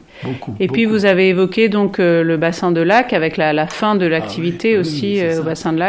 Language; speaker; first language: French; native; French